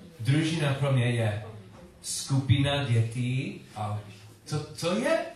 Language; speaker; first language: Czech; non-native, learner; English